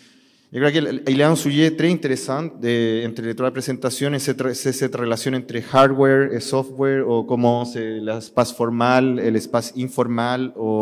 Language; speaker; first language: French; non-native, learner; Spanish